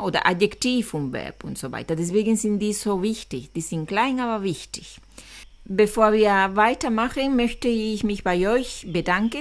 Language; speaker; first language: German; non-native, fluent; Spanish